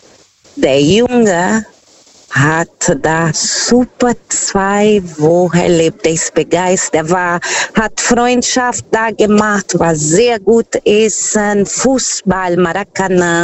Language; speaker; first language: German; non-native, fluent; Portuguese